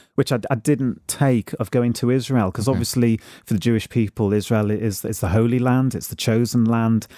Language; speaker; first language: English; native; English